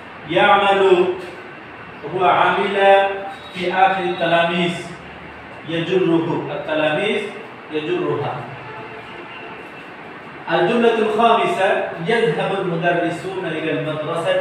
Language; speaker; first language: Arabic; non-native, fluent; Bangla